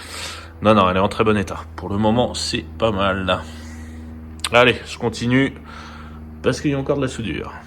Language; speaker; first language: French; native; French